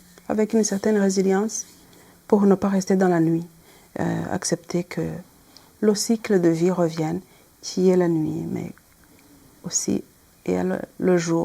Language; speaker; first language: French; non-native, local second language; Kinyarwanda